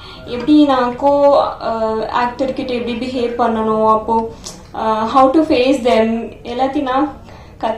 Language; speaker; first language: Tamil; non-native, learner; Bangla